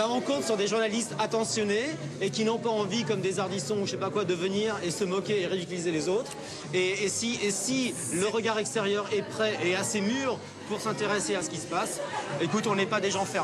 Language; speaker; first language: French; native; French